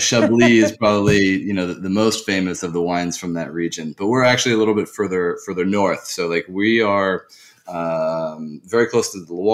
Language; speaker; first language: English; native; English